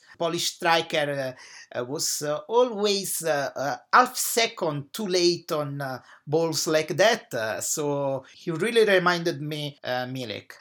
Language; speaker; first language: English; non-native, fluent; Italian